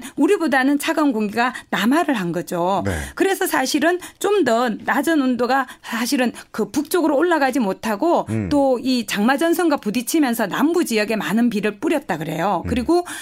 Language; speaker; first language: Korean; native; Korean